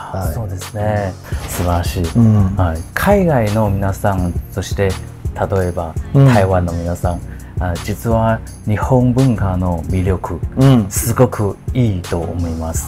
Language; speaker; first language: Japanese; non-native, learner; Chinese